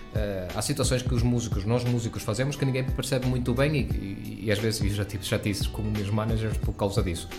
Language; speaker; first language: Portuguese; early bilingual, heritage; Spanish